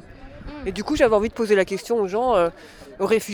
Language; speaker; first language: French; native; French